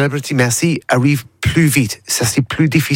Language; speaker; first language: French; non-native, learner; English